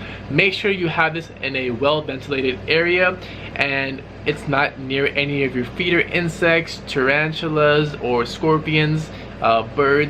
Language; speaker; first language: English; native; English